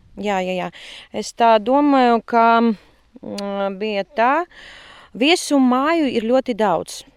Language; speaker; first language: Latvian; non-native, local second language; Russian